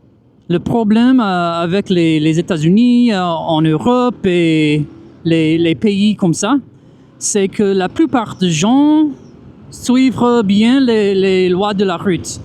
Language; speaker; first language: French; non-native, fluent; English